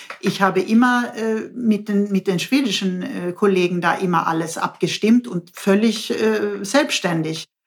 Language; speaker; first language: German; non-native, fluent; Swedish